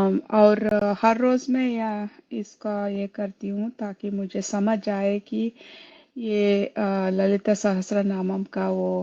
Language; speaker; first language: Hindi; non-native, local second language; Kannada